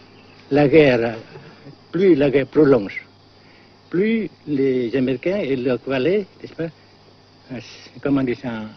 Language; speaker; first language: French; non-native, local second language; Vietnamese